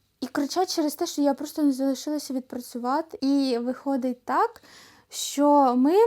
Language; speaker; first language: Ukrainian; non-native, local second language; Russian